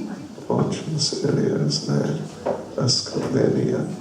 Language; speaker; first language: Russian; non-native, learner; English